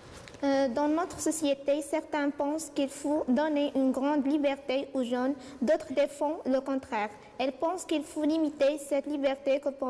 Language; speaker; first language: French; non-native, learner; Arabic